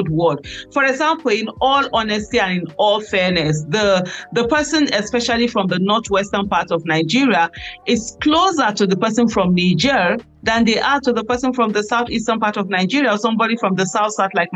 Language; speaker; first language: English; non-native, local second language; Hausa